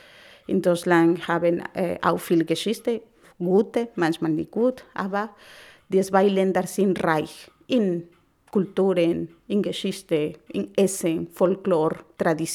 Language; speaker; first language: German; non-native, learner; Spanish